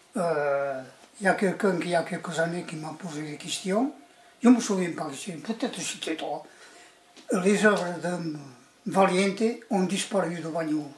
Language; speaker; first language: French; early bilingual, other home language; Catalan